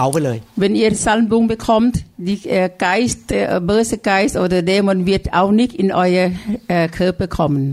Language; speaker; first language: German; non-native, learner; Thai